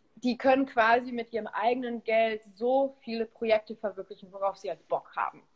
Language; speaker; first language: German; early bilingual, other home language; Polish